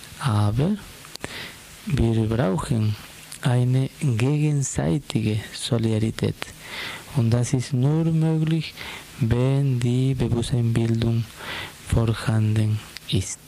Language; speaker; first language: German; non-native, fluent; Spanish